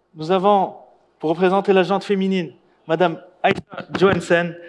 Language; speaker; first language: French; non-native, local second language; Arabic